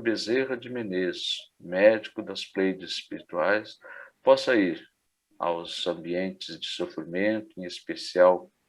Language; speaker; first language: Portuguese; native; Portuguese